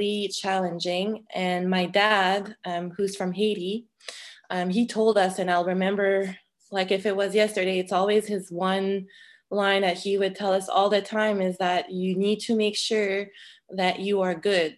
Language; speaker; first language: English; non-native, fluent; French